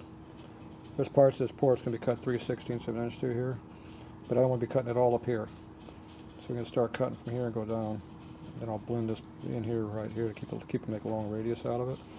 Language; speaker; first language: English; native; English